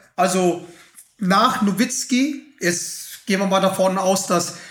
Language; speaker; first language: German; native; German